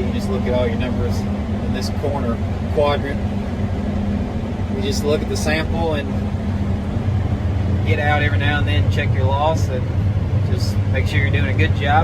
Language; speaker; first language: English; native; English